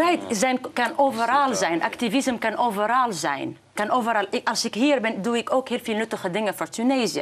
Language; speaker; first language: Dutch; non-native, fluent; Arabic